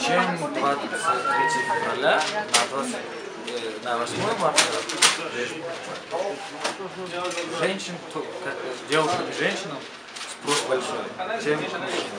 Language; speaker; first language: Russian; non-native, local second language; Tajik